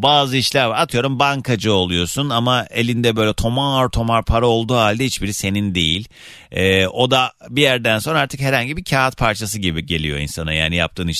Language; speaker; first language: Turkish; native; Turkish